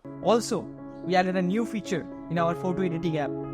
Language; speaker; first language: English; non-native, local second language; Bangla